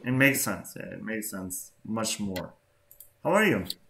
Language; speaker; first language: English; non-native, fluent; Albanian